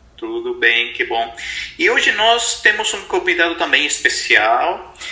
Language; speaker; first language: Portuguese; non-native, fluent; Spanish